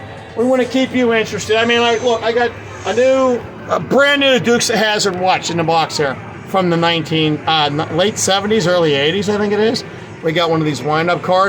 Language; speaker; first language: English; native; English